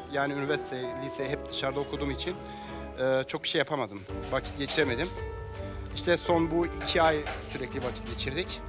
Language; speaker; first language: Turkish; non-native, local second language; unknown